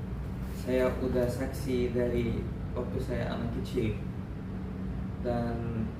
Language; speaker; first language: Indonesian; non-native, learner; Arabic